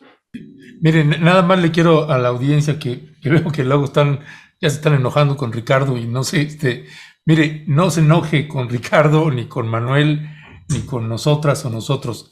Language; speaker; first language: Spanish; native; Spanish